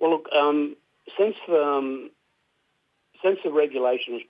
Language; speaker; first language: English; native; English